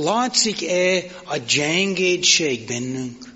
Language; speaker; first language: Hungarian; non-native, fluent; English